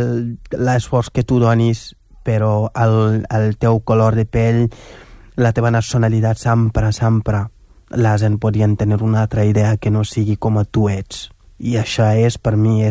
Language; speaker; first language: Catalan; non-native, local second language; Wolof